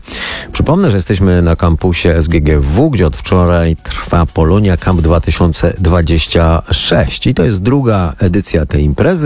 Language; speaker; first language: Polish; native; Polish